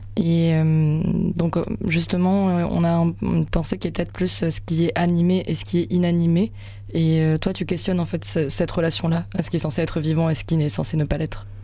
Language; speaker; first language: French; native; French